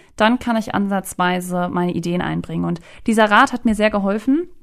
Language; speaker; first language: German; native; German